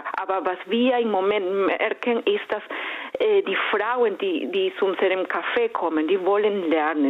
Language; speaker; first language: German; non-native, fluent; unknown